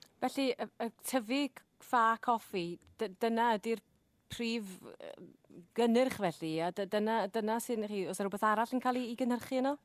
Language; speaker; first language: Welsh; native; Welsh